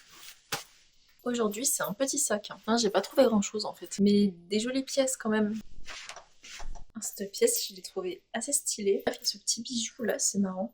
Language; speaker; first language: French; native; French